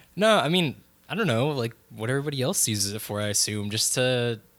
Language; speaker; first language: English; early bilingual, other home language; Filipino